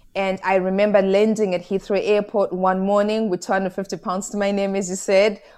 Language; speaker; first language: English; non-native, local second language; Shona